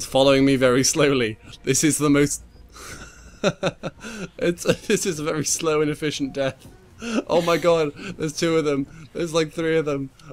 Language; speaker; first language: English; native; English